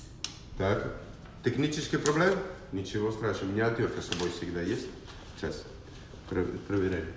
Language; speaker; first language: Russian; non-native, learner; Italian